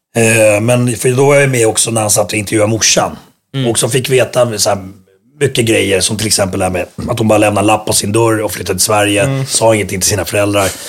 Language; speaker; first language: Swedish; early bilingual, other home language; Finnish